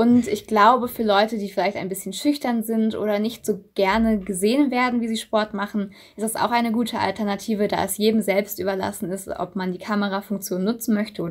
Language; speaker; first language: German; native; German